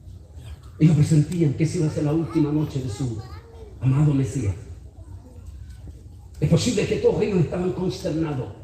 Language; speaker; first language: Spanish; native; Spanish